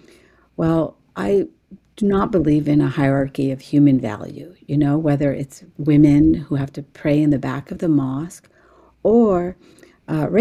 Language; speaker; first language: English; early bilingual, other home language; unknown